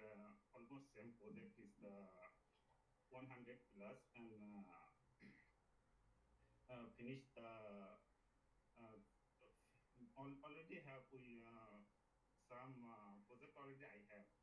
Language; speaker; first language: English; non-native, learner; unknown